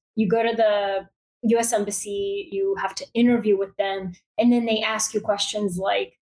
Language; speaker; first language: English; early bilingual, other home language; Bulgarian